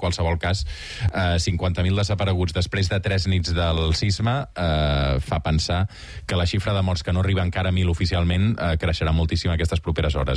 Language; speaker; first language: Catalan; native; Catalan